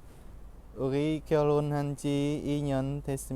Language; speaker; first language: Korean; non-native, fluent; Khmer